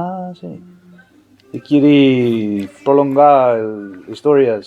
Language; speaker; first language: Spanish; non-native, learner; English